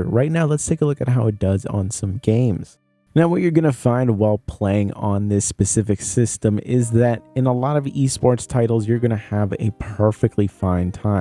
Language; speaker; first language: English; native; English